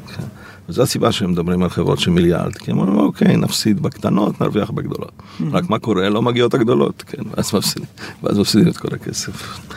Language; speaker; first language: Hebrew; early bilingual, other home language; Polish